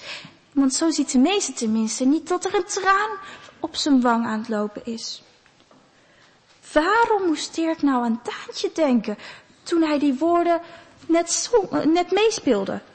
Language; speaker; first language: Dutch; native; Dutch